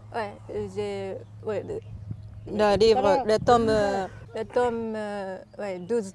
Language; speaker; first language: French; non-native, learner; Japanese